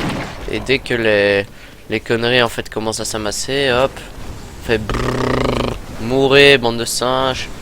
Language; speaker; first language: French; native; French